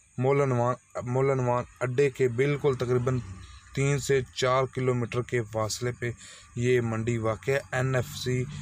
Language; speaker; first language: Urdu; non-native, local second language; Punjabi